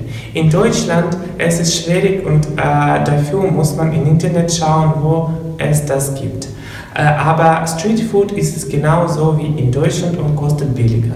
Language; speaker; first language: German; non-native, learner; Russian